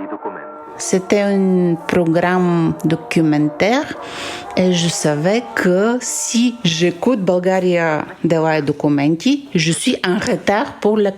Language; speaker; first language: French; non-native, fluent; Bulgarian